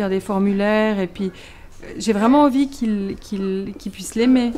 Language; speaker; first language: French; native; French